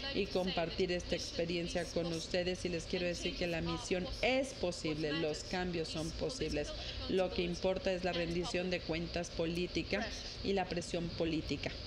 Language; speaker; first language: Spanish; non-native, fluent; Ukrainian